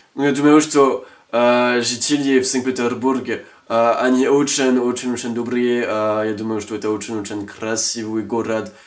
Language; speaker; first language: Russian; non-native, learner; French